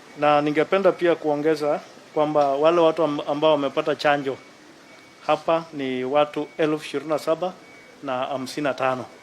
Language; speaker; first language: Swahili; native; Swahili